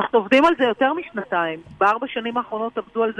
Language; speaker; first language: Hebrew; native; Hebrew